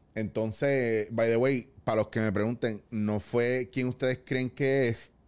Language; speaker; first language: Spanish; native; Spanish